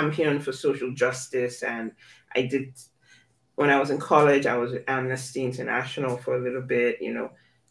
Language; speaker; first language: English; non-native, local second language; Yoruba